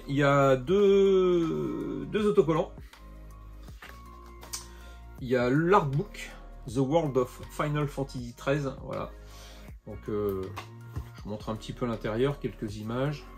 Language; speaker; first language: French; native; French